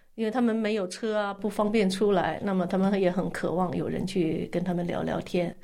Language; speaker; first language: Chinese; non-native, local second language; Min Nan Chinese